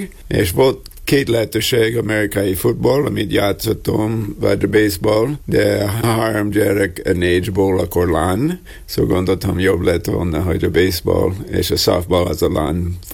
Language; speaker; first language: Hungarian; non-native, learner; English